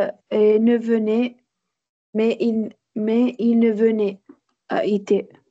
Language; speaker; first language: French; non-native, learner; Arabic